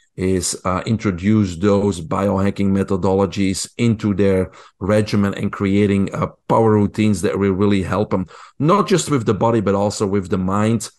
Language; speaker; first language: English; non-native, fluent; Dutch